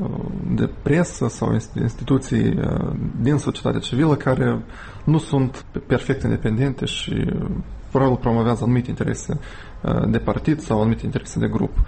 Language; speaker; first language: Romanian; native; Romanian